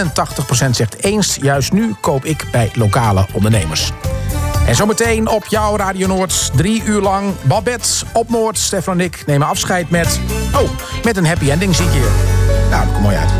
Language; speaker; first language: Dutch; native; Dutch